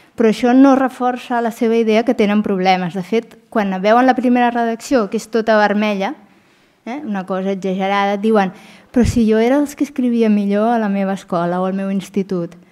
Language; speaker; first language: Catalan; native; Catalan